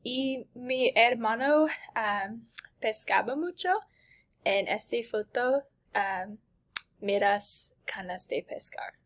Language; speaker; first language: Spanish; non-native, learner; English